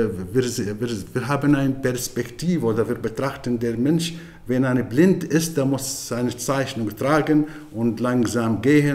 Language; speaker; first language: German; non-native, fluent; Arabic